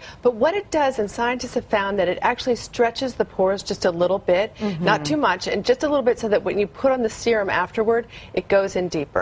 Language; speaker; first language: English; native; English